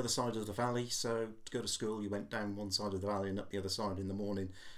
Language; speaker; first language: English; native; English